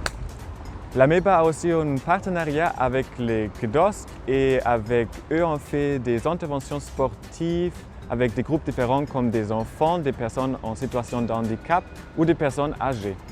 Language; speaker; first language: French; non-native, fluent; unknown